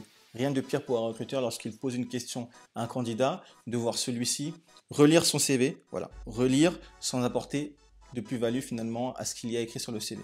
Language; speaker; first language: French; native; French